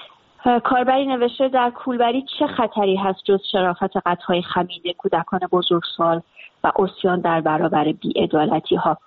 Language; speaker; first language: Persian; native; Persian